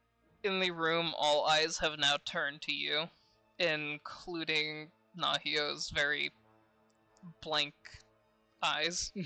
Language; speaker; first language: English; native; English